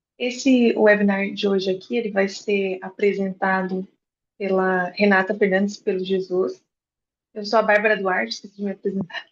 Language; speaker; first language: Portuguese; native; Portuguese